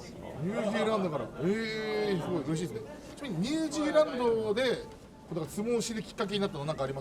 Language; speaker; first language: Japanese; native; Japanese